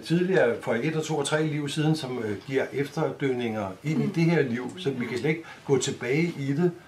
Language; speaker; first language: Danish; native; Danish